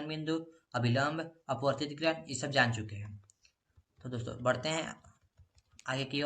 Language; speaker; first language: Hindi; native; Hindi